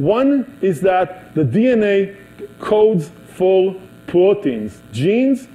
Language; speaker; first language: English; non-native, fluent; Hebrew